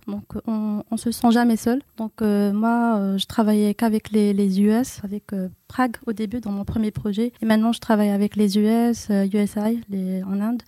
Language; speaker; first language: French; non-native, local second language; Arabic